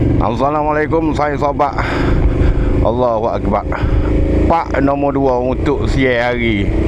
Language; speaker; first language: Malay; native; Malay